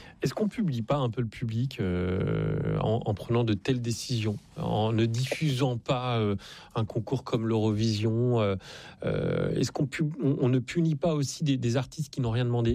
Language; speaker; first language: French; native; French